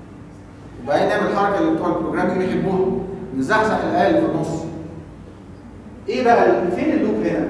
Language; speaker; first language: Arabic; native; Arabic